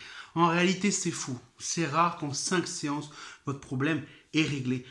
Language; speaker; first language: French; native; French